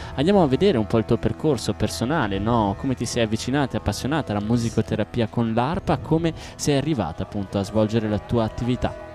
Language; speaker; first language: Italian; native; Italian